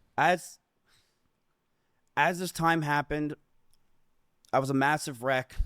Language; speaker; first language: English; native; English